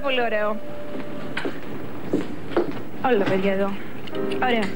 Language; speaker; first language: Greek; native; Greek